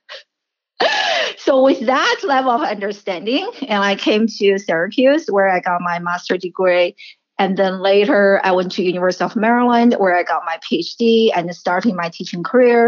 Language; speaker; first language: English; non-native, fluent; Chinese